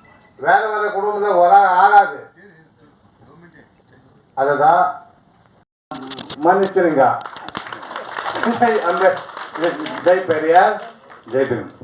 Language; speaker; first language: Tamil; non-native, learner; Kannada